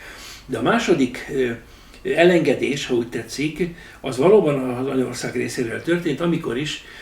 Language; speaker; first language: Hungarian; native; Hungarian